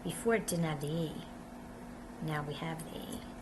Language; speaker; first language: English; native; English